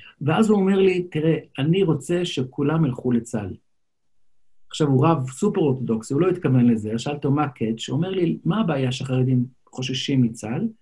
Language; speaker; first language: Hebrew; non-native, local second language; Yiddish